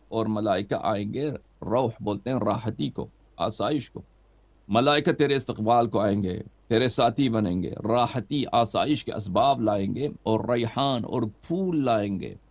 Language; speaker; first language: Urdu; non-native, fluent; Persian